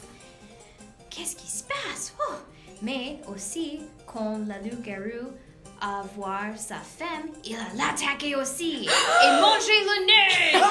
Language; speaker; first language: French; non-native, learner; English